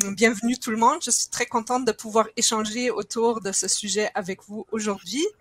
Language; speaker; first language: French; non-native, fluent; German